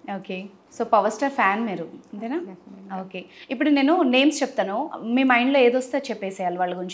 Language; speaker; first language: Telugu; native; Telugu